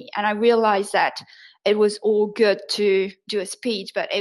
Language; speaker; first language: English; non-native, fluent; French